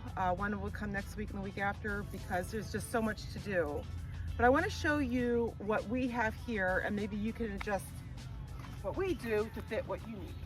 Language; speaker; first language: English; native; English